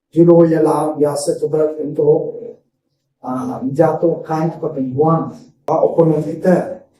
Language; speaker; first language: Malay; non-native, local second language; Chinese